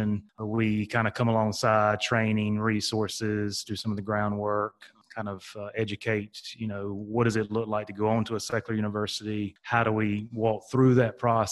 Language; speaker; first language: English; native; English